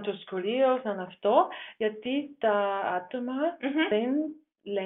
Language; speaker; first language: Greek; non-native, learner; German